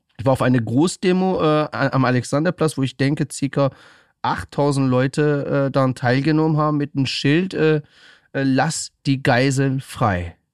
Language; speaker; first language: German; early bilingual, other home language; Persian